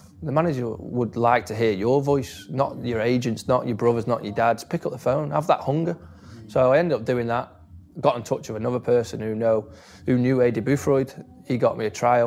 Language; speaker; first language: English; native; English